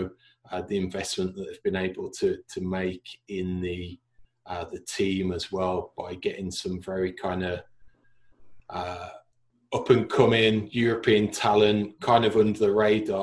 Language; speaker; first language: English; native; English